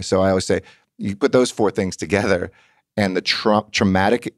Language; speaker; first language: English; native; English